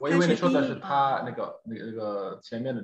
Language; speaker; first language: Chinese; non-native, fluent; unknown